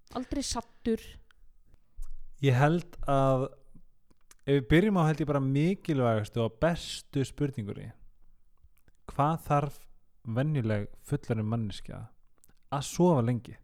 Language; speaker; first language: Icelandic; native; Icelandic